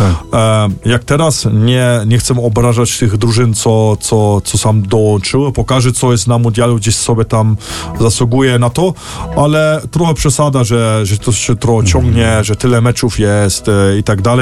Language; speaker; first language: Polish; early bilingual, heritage; Polish